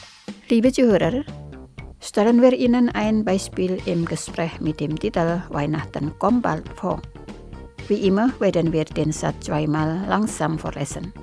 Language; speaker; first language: German; non-native, fluent; Indonesian